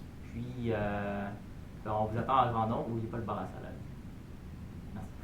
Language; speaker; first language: French; native; French